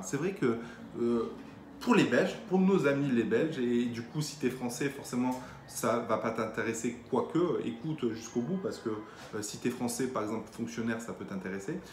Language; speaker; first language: French; native; French